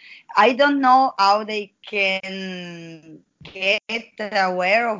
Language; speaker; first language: English; non-native, fluent; Italian